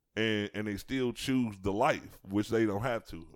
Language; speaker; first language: English; native; English